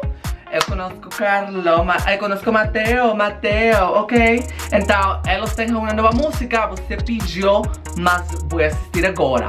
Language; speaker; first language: Portuguese; non-native, learner; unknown